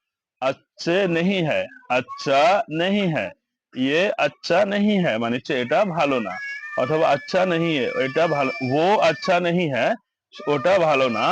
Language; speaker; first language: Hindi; non-native, fluent; Bangla